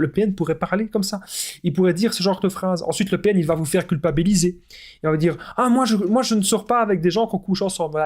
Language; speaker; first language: French; native; French